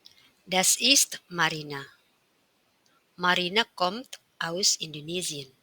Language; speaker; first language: German; non-native, fluent; Indonesian